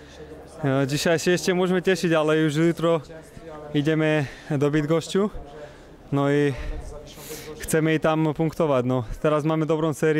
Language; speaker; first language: Polish; non-native, learner; Slovak